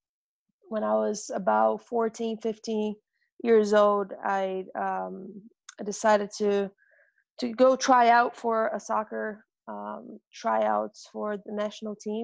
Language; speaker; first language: English; non-native, fluent; Portuguese